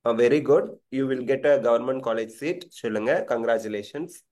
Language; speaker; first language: Tamil; native; Tamil